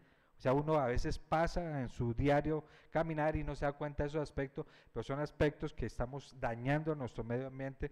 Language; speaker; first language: Spanish; native; Spanish